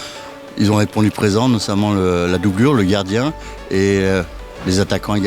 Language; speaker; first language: French; native; French